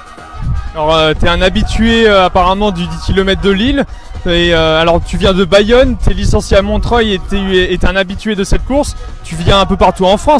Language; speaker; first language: French; native; French